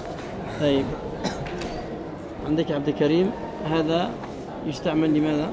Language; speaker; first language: Arabic; non-native, fluent; French